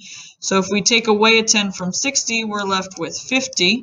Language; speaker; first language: English; native; English